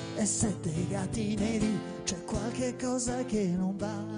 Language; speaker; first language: Italian; native; Italian